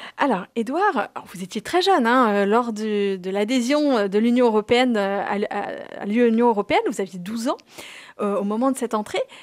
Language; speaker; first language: French; native; French